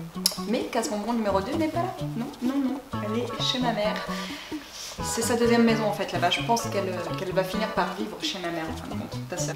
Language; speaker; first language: French; native; French